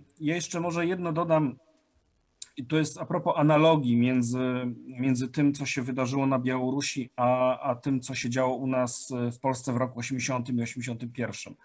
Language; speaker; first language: Polish; native; Polish